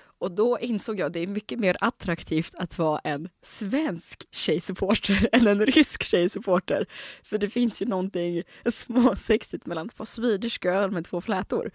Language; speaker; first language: Swedish; early bilingual, other home language; Russian